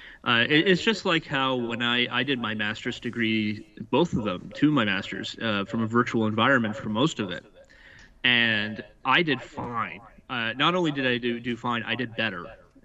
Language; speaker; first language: English; native; English